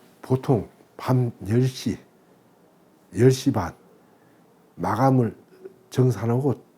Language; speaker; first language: Korean; native; Korean